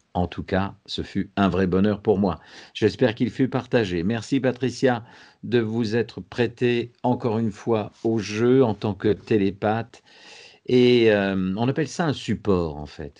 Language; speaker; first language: French; native; French